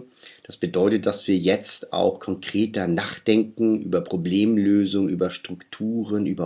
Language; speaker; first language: German; native; German